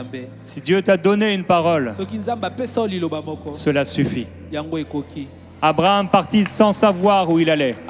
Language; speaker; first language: French; native; French